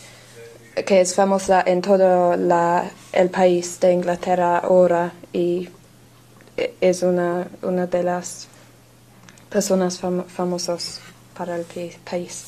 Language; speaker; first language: Spanish; non-native, learner; English